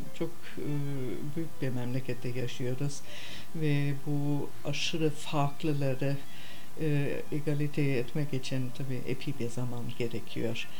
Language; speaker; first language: Turkish; non-native, fluent; German